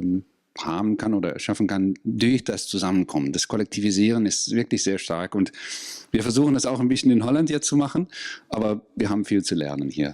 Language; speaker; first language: German; non-native, fluent; Dutch